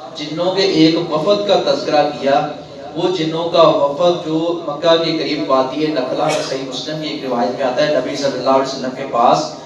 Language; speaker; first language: Urdu; non-native, local second language; Punjabi